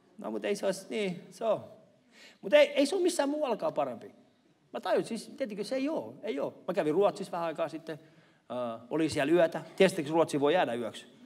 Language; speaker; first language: Finnish; early bilingual, other home language; Persian